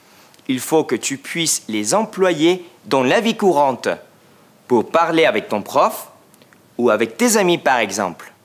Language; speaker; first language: French; non-native, fluent; Spanish